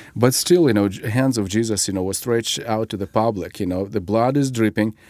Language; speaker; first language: English; non-native, fluent; Ukrainian